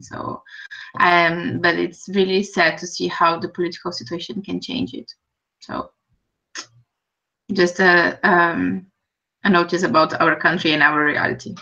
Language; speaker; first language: English; non-native, fluent; Portuguese